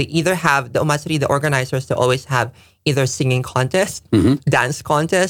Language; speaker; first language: English; non-native, local second language; Filipino